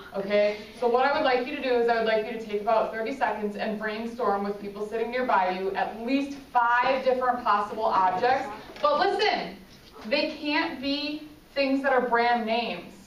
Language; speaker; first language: English; native; English